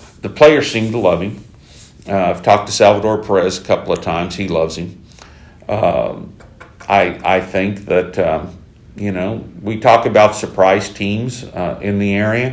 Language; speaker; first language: English; native; English